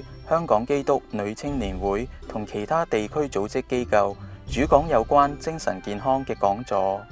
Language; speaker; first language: Cantonese; native; Cantonese